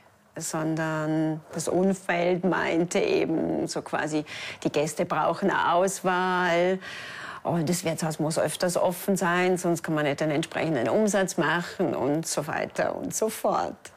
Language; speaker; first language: German; native; German